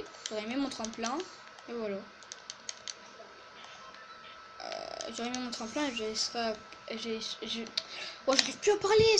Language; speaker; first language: French; native; French